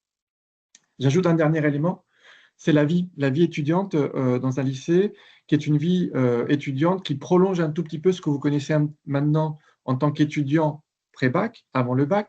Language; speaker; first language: French; native; French